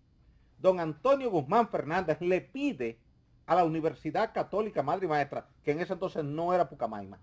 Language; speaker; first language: Spanish; native; Spanish